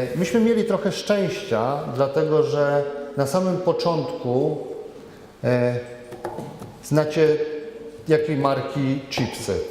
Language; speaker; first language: Polish; native; Polish